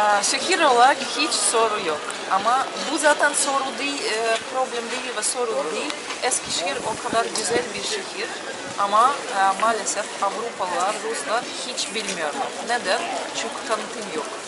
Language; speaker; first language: Turkish; non-native, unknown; Russian